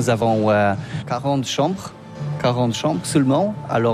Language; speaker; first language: French; non-native, learner; Polish